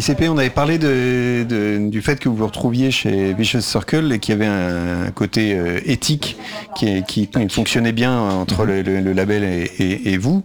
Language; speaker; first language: French; native; French